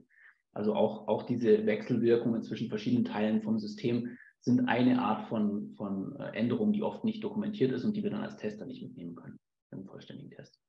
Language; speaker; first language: German; native; German